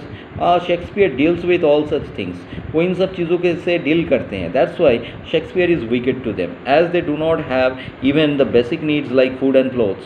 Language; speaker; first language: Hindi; native; Hindi